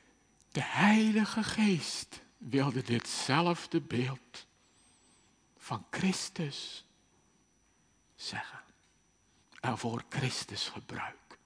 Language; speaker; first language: Dutch; native; Dutch